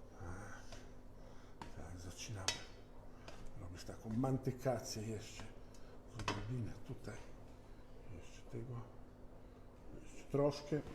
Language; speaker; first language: Polish; non-native, fluent; Italian